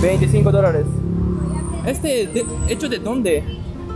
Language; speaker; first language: Spanish; non-native, learner; Japanese